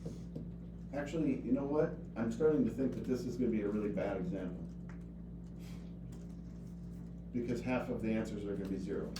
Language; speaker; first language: English; native; English